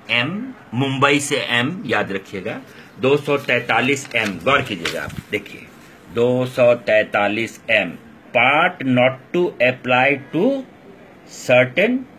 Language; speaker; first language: Hindi; non-native, local second language; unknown